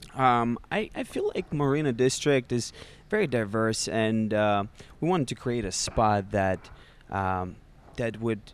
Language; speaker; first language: English; non-native, fluent; Russian